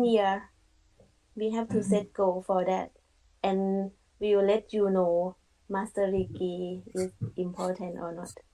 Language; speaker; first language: English; non-native, learner; Thai